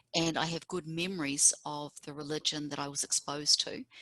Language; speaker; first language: English; native; English